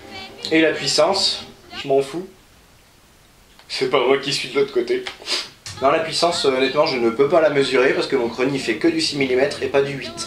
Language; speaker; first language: French; native; French